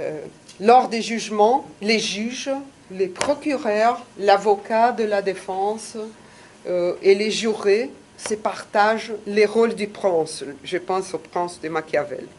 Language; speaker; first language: French; non-native, fluent; Portuguese